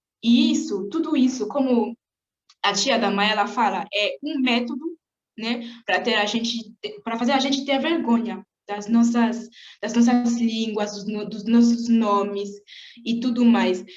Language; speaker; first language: Portuguese; non-native, fluent; French